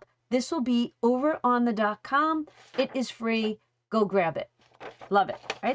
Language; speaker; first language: English; native; English